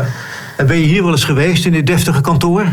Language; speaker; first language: Dutch; native; Dutch